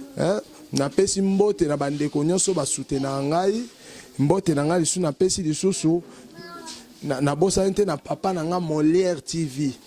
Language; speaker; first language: Lingala; native; Lingala